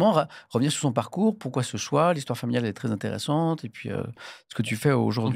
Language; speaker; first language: French; native; French